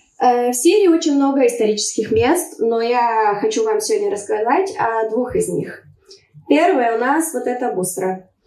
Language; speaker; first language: Russian; early bilingual, heritage; Russian